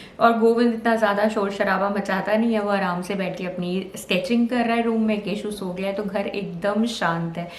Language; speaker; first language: Hindi; native; Hindi